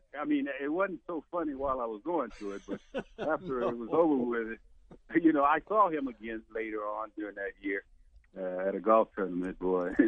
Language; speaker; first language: English; native; English